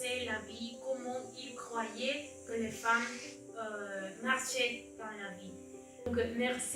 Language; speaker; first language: French; non-native, learner; Spanish